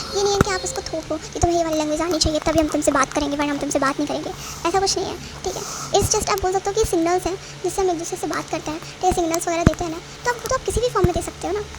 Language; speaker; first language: Hindi; native; Hindi